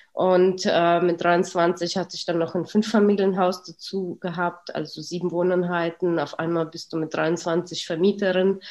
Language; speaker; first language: German; early bilingual, other home language; Russian